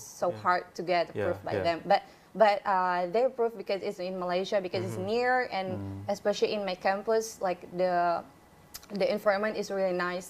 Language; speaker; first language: English; non-native, fluent; Indonesian